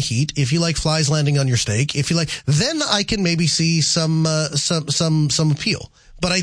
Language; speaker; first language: English; native; English